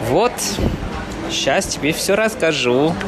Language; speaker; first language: Russian; non-native, fluent; Chinese